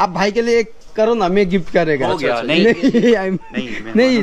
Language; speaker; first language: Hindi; non-native, learner; Bangla